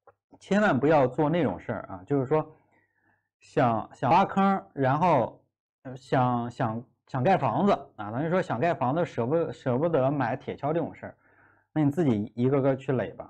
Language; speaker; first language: Chinese; native; Chinese